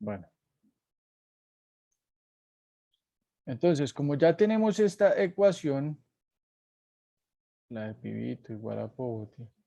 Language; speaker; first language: Spanish; native; Spanish